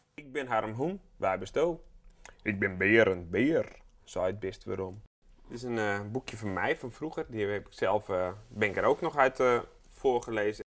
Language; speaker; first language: Dutch; non-native, local second language; Western Frisian